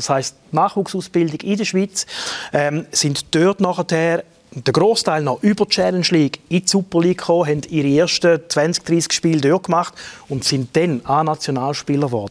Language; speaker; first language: German; native; German